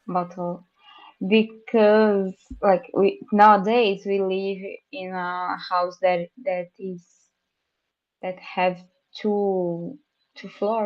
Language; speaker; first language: English; non-native, learner; Portuguese